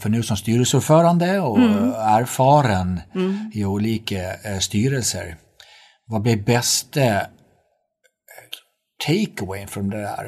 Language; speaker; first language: Swedish; native; Swedish